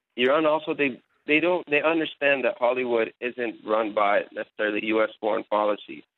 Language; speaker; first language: English; native; English